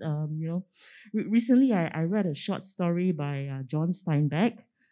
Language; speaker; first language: English; non-native, local second language; Min Nan Chinese